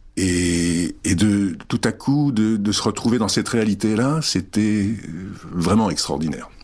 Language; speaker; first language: French; early bilingual, other home language; Czech